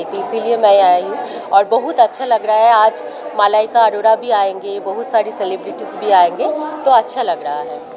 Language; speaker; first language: Hindi; non-native, local second language; Bangla